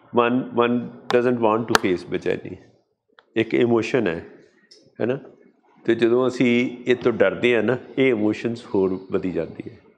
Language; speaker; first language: Hindi; non-native, local second language; Punjabi